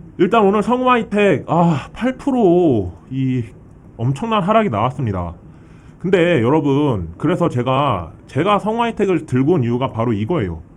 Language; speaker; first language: Korean; early bilingual, heritage; Korean